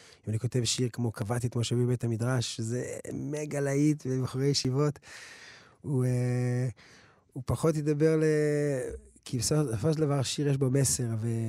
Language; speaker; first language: Hebrew; early bilingual, other home language; English